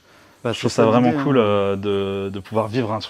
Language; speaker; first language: French; native; French